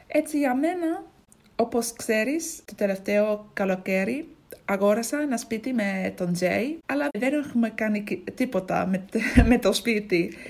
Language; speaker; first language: Greek; non-native, learner; English